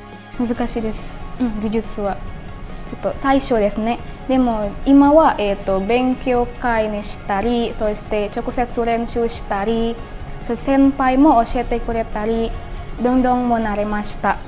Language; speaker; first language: Japanese; non-native, fluent; Indonesian